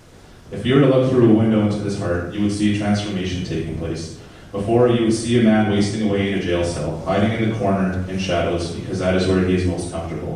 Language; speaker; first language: English; native; English